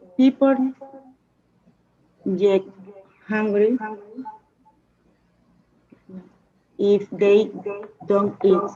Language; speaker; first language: English; non-native, learner; Spanish